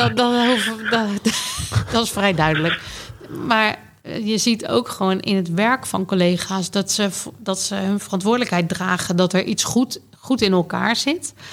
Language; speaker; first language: Dutch; native; Dutch